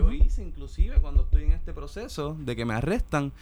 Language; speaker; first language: Spanish; native; Spanish